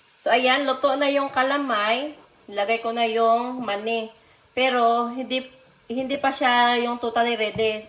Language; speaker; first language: Filipino; non-native, local second language; Cebuano